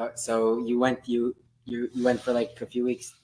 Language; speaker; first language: English; native; English